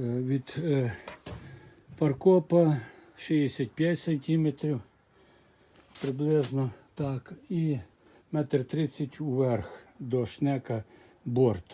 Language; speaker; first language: Ukrainian; native; Ukrainian